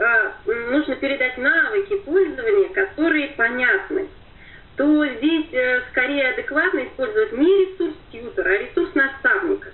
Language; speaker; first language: Russian; native; Russian